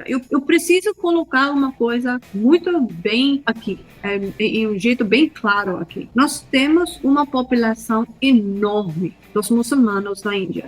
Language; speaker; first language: Portuguese; non-native, fluent; Hindi